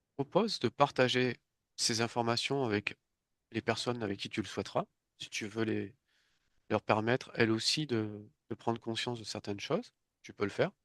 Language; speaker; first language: French; native; French